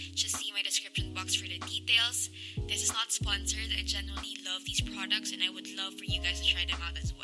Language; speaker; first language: English; non-native, local second language; Filipino